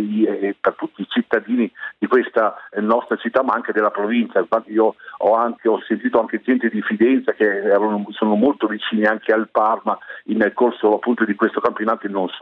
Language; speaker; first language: Italian; native; Italian